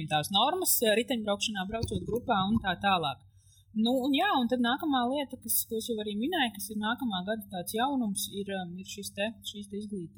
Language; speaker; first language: Latvian; native; Latvian